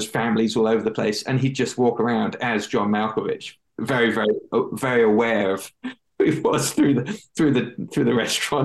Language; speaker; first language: English; native; English